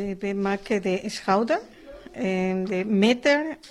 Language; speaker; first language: Dutch; non-native, learner; Spanish